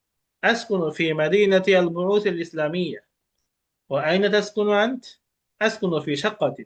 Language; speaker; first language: Arabic; non-native, fluent; Bangla